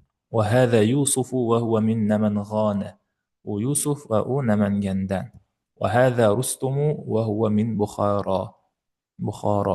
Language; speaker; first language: Arabic; non-native, fluent; Uzbek